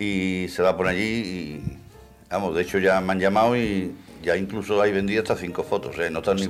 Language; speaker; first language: Spanish; native; Spanish